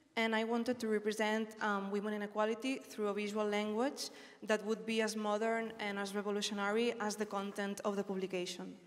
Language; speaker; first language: English; non-native, fluent; Spanish